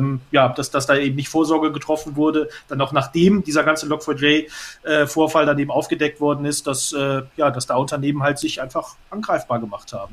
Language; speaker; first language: German; native; German